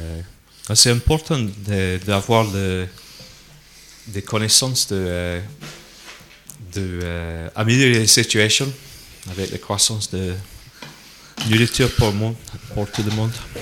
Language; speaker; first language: French; non-native, learner; English